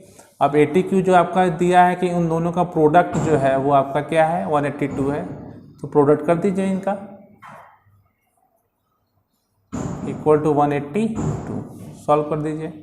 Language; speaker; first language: Hindi; native; Hindi